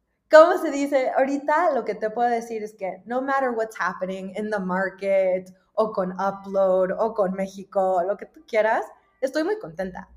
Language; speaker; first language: Spanish; early bilingual, heritage; Spanish